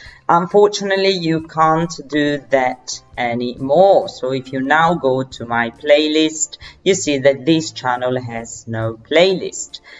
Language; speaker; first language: English; non-native, fluent; Italian